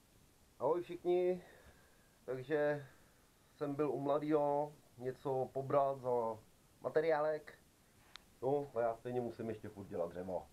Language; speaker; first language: Czech; native; Czech